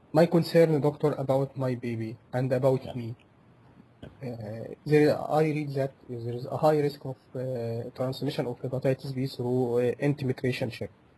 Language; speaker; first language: English; non-native, fluent; Arabic